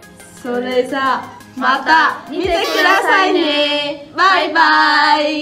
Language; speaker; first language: Japanese; non-native, learner; Vietnamese